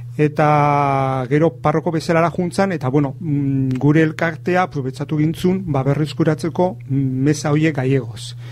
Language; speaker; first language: Basque; early bilingual, other home language; Galician